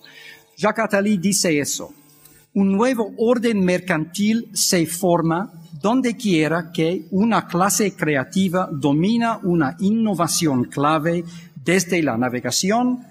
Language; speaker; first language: Spanish; non-native, fluent; English